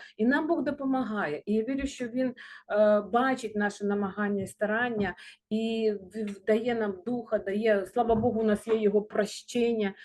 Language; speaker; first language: Ukrainian; non-native, local second language; Russian